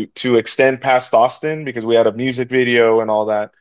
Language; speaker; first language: English; early bilingual, other home language; Spanish